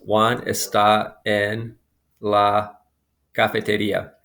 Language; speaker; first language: Spanish; non-native, fluent; English